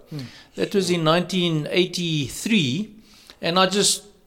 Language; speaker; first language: English; native; English